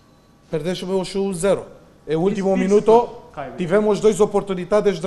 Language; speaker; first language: Portuguese; non-native, learner; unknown